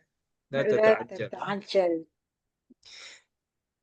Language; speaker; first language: Arabic; non-native, fluent; Malay